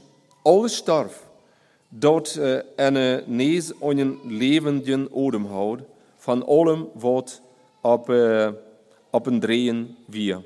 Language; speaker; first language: German; non-native, learner; Plautdietsch